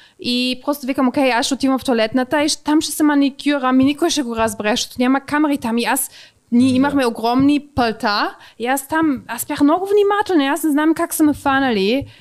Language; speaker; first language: Bulgarian; native; Bulgarian